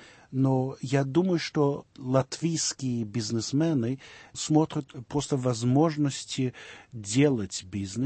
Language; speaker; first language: Russian; early bilingual, heritage; Russian